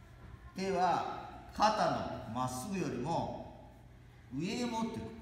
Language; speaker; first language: Japanese; native; Japanese